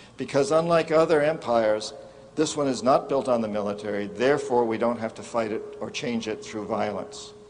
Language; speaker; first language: English; native; English